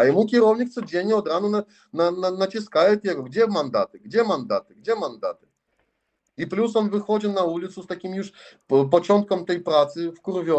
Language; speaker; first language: Polish; non-native, learner; Russian